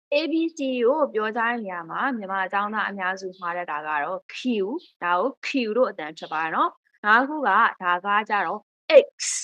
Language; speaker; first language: Burmese; native; Burmese